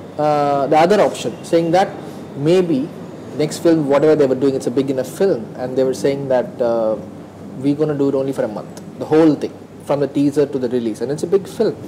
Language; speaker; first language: English; non-native, local second language; Hindi